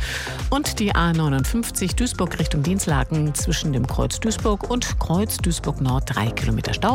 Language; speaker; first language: German; native; German